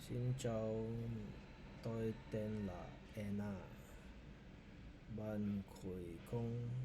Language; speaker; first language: Vietnamese; non-native, learner; English